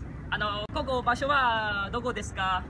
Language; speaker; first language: Japanese; non-native, learner; Malay